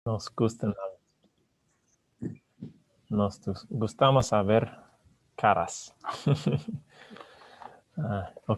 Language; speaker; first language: Spanish; non-native, learner; English